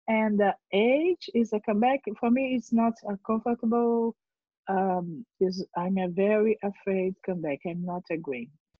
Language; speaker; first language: English; non-native, learner; Portuguese